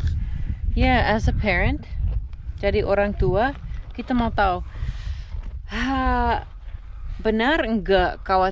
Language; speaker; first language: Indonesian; non-native, learner; English